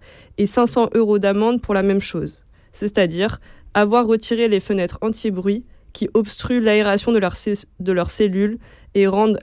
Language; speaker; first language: French; native; French